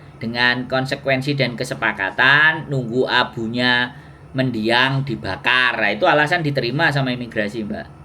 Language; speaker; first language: Indonesian; non-native, local second language; Javanese